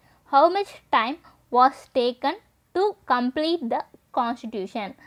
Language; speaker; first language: English; non-native, local second language; Tamil